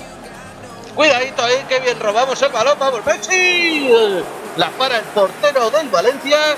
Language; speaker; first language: Spanish; native; Spanish